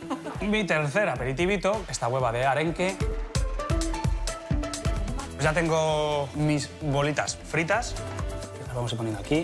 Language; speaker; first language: Spanish; native; Spanish